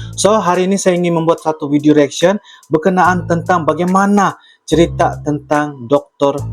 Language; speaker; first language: Malay; native; Malay